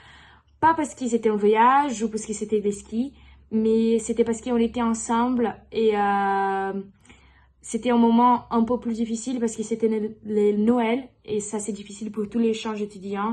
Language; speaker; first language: French; non-native, learner; Portuguese